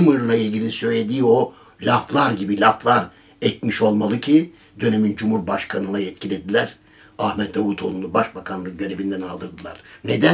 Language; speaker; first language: Turkish; native; Turkish